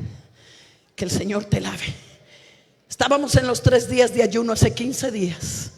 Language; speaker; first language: Spanish; native; Spanish